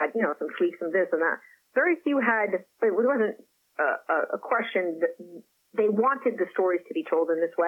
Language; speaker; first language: English; non-native, fluent; French